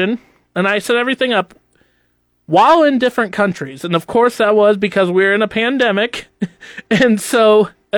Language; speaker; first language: English; native; English